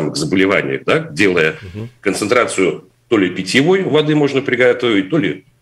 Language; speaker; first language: Russian; native; Russian